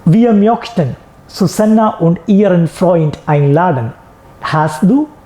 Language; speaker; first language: German; non-native, fluent; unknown